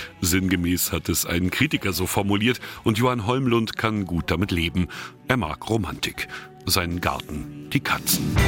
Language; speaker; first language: German; native; German